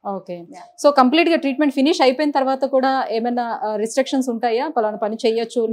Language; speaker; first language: Telugu; native; Telugu